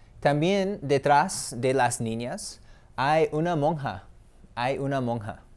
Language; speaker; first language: Spanish; non-native, fluent; English